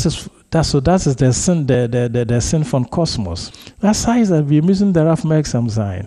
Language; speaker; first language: German; non-native, fluent; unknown